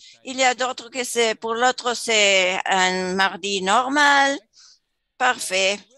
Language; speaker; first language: French; non-native, fluent; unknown